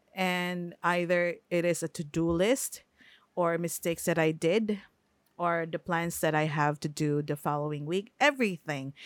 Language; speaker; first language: English; non-native, local second language; Filipino